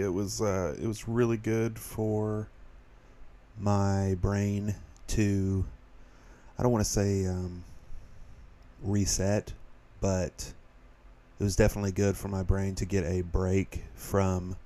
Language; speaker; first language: English; native; English